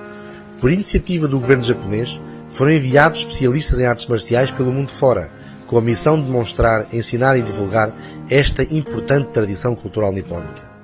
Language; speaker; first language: Portuguese; native; Portuguese